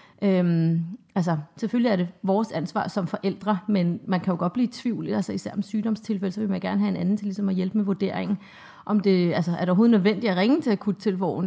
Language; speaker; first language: Danish; native; Danish